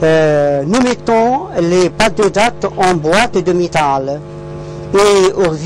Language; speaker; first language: French; non-native, learner; Arabic